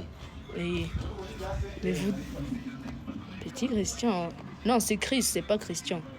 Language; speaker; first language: French; non-native, local second language; Kinyarwanda